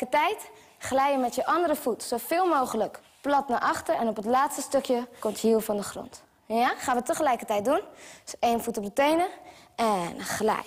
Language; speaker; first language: Dutch; native; Dutch